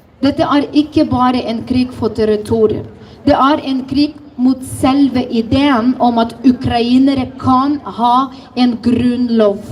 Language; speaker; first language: Norwegian; non-native, fluent; Ukrainian